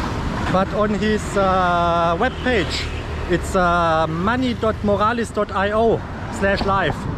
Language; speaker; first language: English; non-native, fluent; German